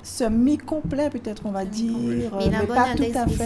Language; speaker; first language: French; native; French